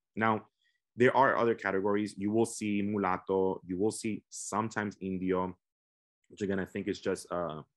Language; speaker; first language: English; native; English